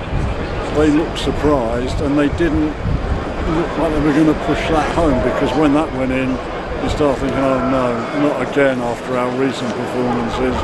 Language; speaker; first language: English; native; English